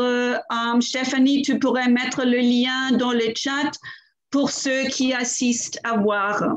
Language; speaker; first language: French; non-native, fluent; German